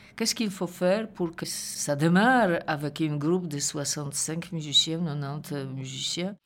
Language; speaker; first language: French; non-native, fluent; Polish